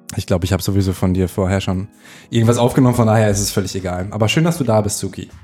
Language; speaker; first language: German; native; German